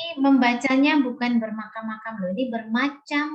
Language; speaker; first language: Indonesian; native; Indonesian